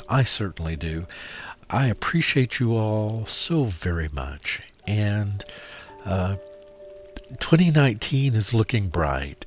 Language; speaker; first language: English; native; English